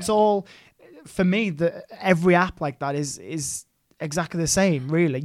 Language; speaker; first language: English; native; English